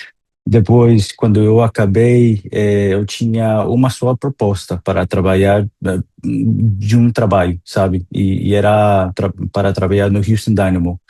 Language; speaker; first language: Portuguese; non-native, fluent; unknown